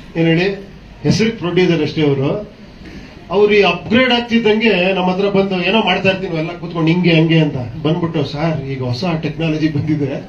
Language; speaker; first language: Kannada; native; Kannada